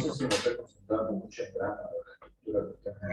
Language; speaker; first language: Spanish; native; Spanish